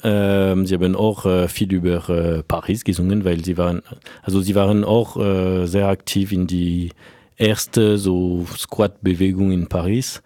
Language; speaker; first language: German; non-native, fluent; French